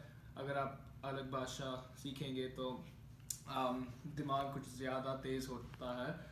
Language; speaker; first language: Hindi; non-native, learner; Malayalam